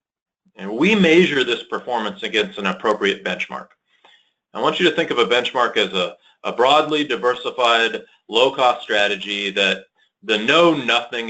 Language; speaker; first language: English; native; English